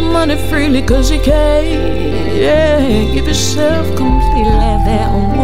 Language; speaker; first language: English; native; English